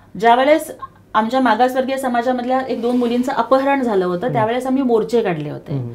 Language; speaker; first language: Marathi; non-native, local second language; Telugu